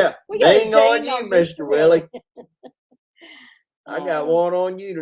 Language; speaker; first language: English; native; English